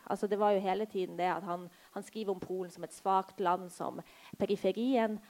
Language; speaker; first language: Norwegian; early bilingual, other home language; Polish